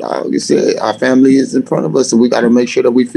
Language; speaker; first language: English; native; English